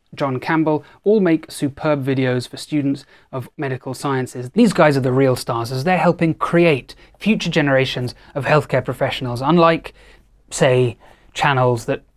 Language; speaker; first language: English; native; English